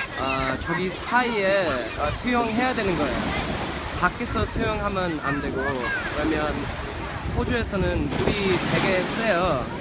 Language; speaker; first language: Korean; early bilingual, heritage; English